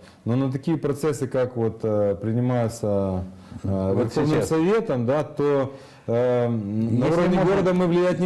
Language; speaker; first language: Russian; native; Russian